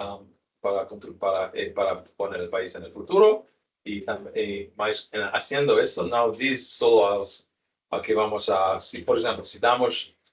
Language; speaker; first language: Spanish; non-native, learner; English